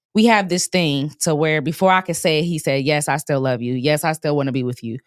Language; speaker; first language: English; native; English